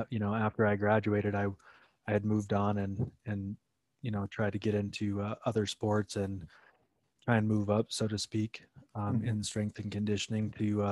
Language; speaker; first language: English; native; English